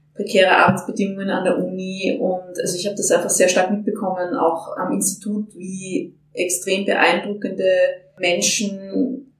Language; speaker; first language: German; non-native, fluent; Finnish